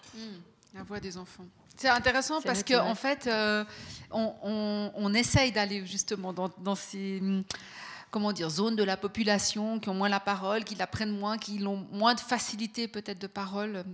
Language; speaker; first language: French; native; French